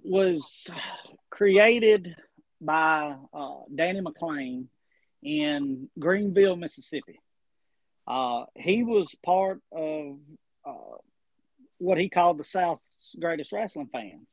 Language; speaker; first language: English; native; English